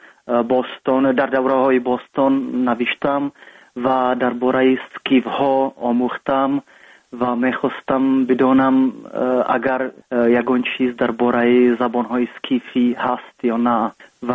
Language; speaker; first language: Persian; non-native, fluent; Czech